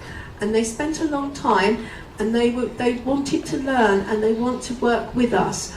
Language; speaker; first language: English; native; English